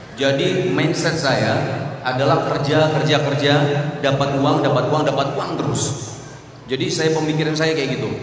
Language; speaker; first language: Indonesian; native; Indonesian